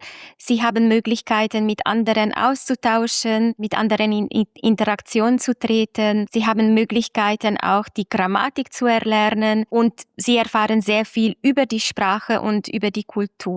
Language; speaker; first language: German; non-native, fluent; Hungarian